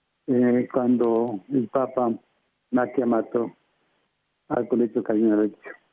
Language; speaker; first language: Italian; non-native, fluent; Spanish